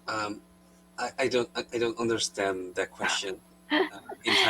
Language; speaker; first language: English; non-native, learner; Korean